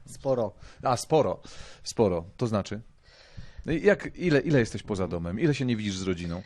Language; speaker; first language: Polish; native; Polish